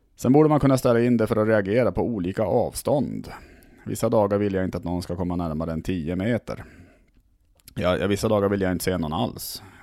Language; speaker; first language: Swedish; native; Swedish